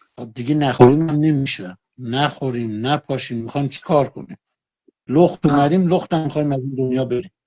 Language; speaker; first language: Persian; non-native, local second language; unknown